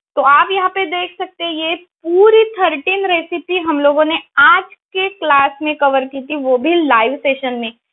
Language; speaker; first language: Hindi; non-native, local second language; Marathi